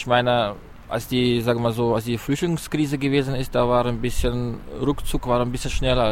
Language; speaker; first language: German; non-native, learner; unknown